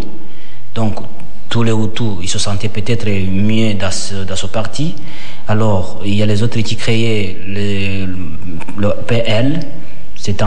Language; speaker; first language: French; non-native, local second language; Kinyarwanda